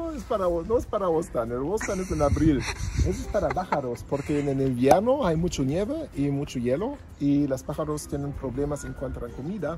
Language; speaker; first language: Spanish; non-native, learner; German